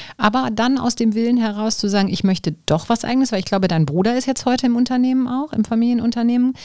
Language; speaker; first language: German; native; German